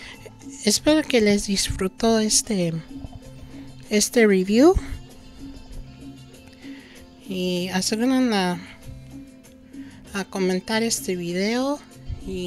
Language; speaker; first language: Spanish; early bilingual, heritage; Spanish